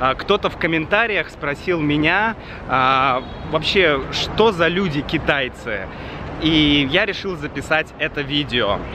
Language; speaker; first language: Russian; native; Russian